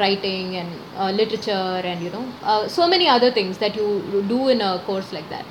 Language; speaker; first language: English; non-native, local second language; Malayalam